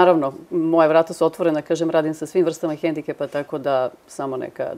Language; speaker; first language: Serbian; native; Serbian